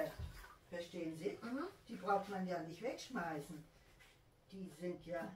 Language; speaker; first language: German; native; German